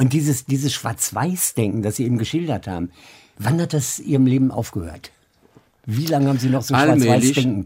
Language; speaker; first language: German; native; German